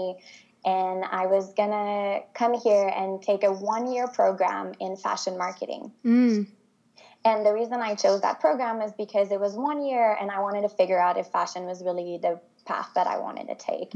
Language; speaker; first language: English; non-native, fluent; French